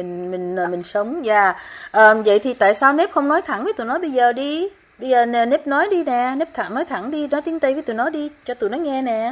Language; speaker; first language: Vietnamese; native; Vietnamese